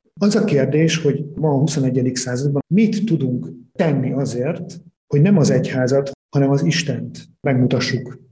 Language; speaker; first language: Hungarian; native; Hungarian